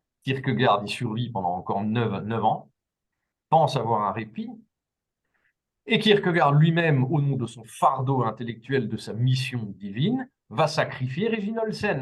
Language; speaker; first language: French; native; French